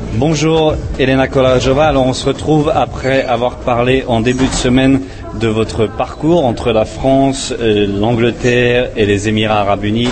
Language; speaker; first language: French; native; French